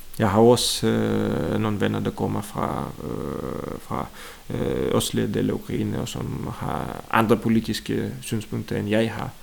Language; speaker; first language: Danish; non-native, fluent; Russian